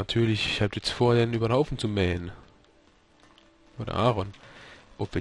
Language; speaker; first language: German; native; German